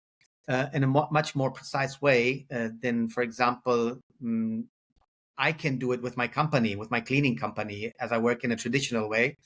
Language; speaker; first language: English; non-native, fluent; German